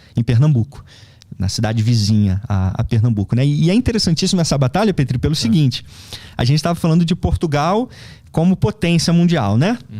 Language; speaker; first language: Portuguese; native; Portuguese